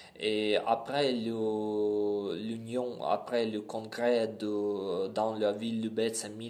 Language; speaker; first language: French; non-native, learner; Ukrainian